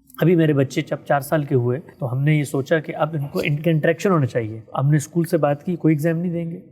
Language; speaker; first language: Urdu; native; Urdu